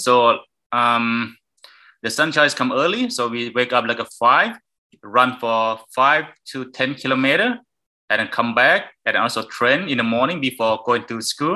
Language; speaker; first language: English; non-native, learner; Thai